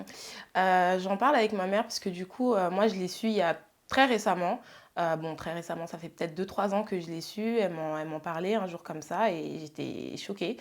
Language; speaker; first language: French; early bilingual, other home language; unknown